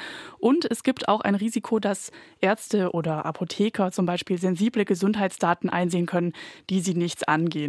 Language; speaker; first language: German; native; German